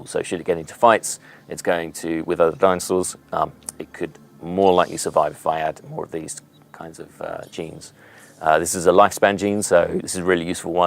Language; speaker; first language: English; native; English